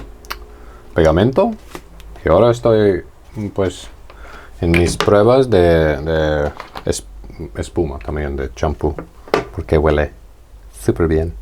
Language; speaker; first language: Spanish; non-native, fluent; English